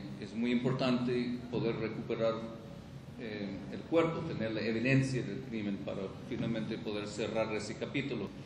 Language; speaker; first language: Spanish; non-native, fluent; English